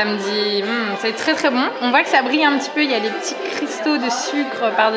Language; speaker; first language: French; native; French